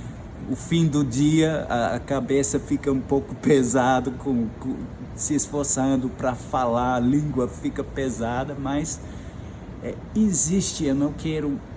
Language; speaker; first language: Portuguese; non-native, fluent; English